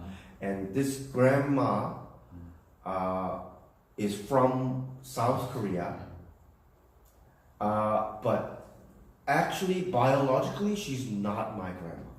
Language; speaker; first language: English; early bilingual, other home language; Korean